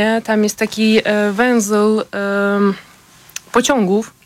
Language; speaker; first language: Polish; non-native, fluent; Ukrainian